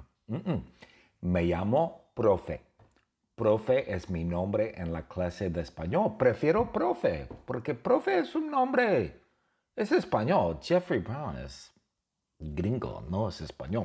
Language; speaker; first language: Spanish; non-native, fluent; English